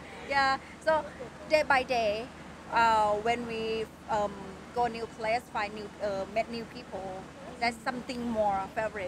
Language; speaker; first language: English; non-native, fluent; Thai